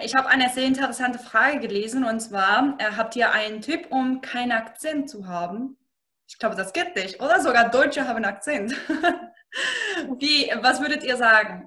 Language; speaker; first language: German; non-native, fluent; Spanish